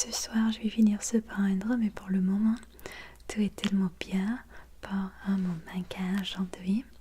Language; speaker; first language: French; non-native, learner; English